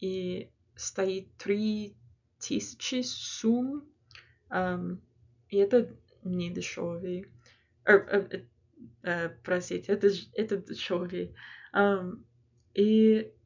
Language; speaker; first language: Russian; non-native, learner; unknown